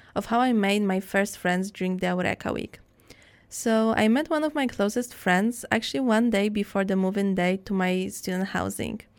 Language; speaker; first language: English; non-native, fluent; Polish